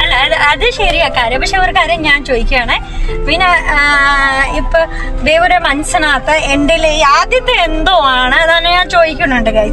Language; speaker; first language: Malayalam; non-native, local second language; Hindi